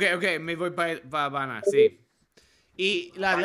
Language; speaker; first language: Spanish; non-native, learner; English